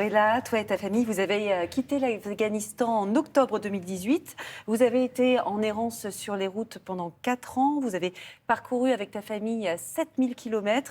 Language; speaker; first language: French; native; French